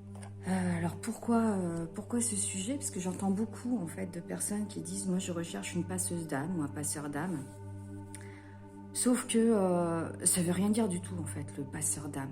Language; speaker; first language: French; native; French